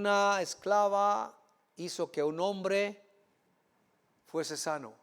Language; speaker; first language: Spanish; native; Spanish